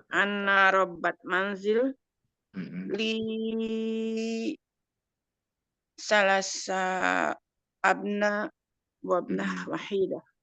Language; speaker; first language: Arabic; non-native, learner; Indonesian